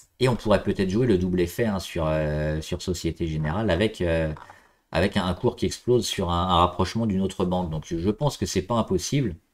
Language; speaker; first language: French; native; French